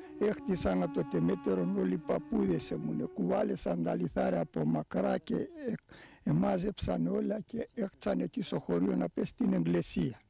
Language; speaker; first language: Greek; early bilingual, heritage; Greek